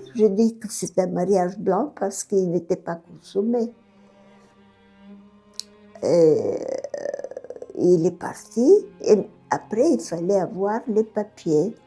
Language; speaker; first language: French; non-native, fluent; Bulgarian